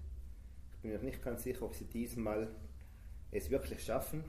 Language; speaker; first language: German; native; German